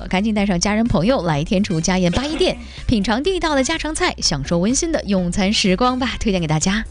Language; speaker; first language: Chinese; native; Chinese